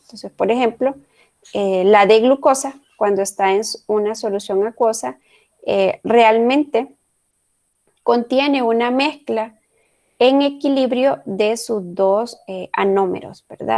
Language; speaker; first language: Spanish; native; Spanish